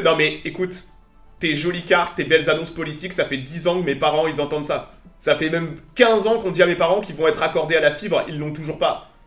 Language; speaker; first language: French; native; French